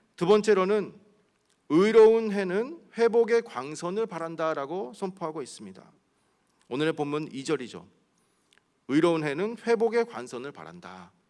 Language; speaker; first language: Korean; early bilingual, heritage; Korean